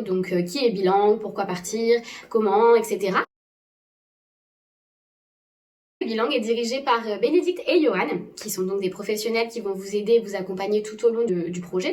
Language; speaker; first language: French; native; French